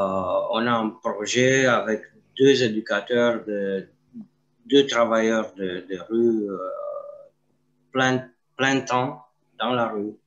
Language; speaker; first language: French; non-native, fluent; Romanian